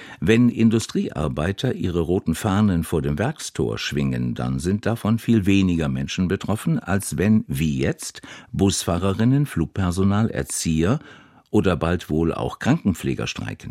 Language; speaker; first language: German; native; German